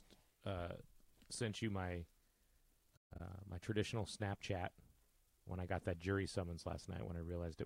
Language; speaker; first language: English; native; English